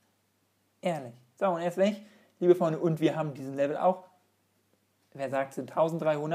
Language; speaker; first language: German; native; German